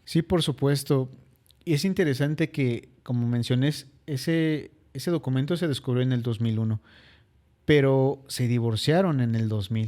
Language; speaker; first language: Spanish; native; Spanish